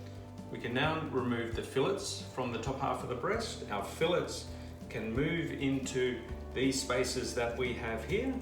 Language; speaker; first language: English; native; English